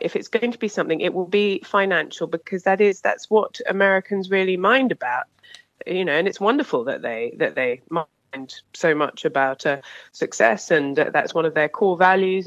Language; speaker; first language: English; native; English